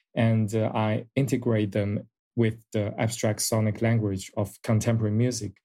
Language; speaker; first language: English; non-native, fluent; Chinese